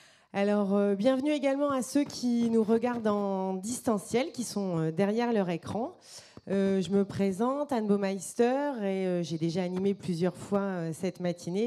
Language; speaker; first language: French; native; French